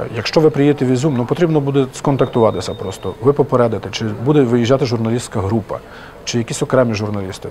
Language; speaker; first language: Ukrainian; native; Ukrainian